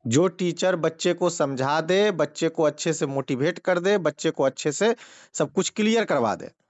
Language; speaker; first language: Hindi; native; Hindi